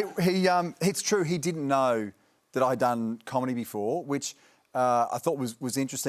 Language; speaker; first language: English; native; English